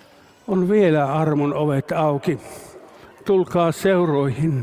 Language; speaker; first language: Finnish; native; Finnish